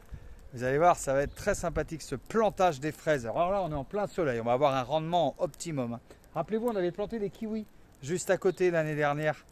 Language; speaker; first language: French; native; French